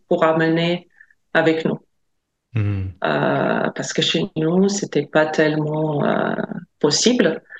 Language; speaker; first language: French; non-native, fluent; Latvian